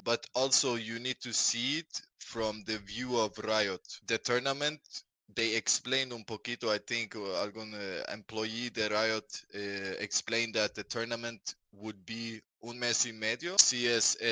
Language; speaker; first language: English; non-native, fluent; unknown